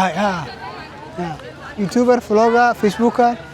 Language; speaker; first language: Hindi; non-native, learner; Somali